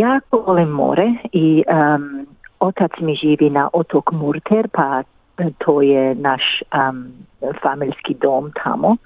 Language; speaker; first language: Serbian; early bilingual, heritage; English